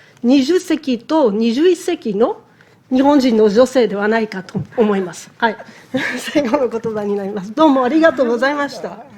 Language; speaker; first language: Japanese; non-native, fluent; French